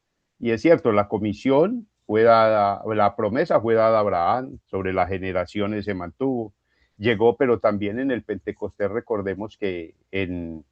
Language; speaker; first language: Spanish; native; Spanish